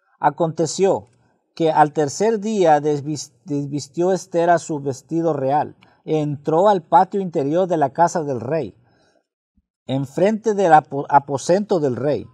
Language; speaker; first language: Spanish; early bilingual, heritage; Spanish